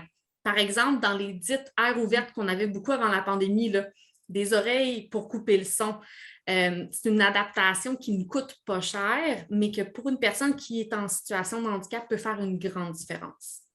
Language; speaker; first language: French; native; French